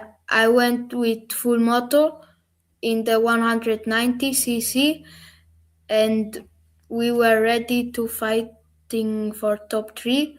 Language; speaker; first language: English; non-native, learner; German